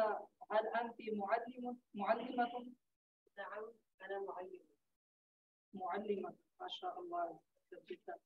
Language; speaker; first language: Arabic; non-native, learner; Urdu